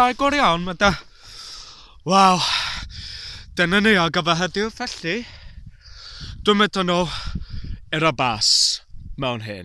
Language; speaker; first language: Welsh; non-native, learner; English